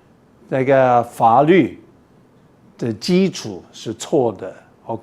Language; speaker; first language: Chinese; non-native, fluent; English